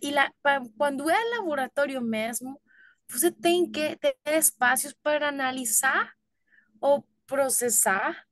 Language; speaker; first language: Portuguese; non-native, learner; Spanish